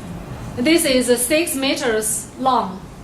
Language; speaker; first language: English; non-native, learner; Chinese